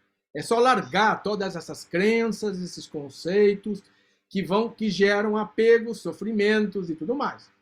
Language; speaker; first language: Portuguese; native; Portuguese